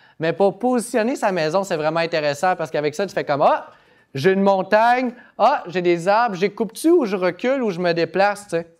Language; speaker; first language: French; native; French